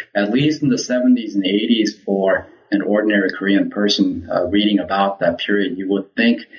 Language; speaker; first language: English; early bilingual, other home language; Korean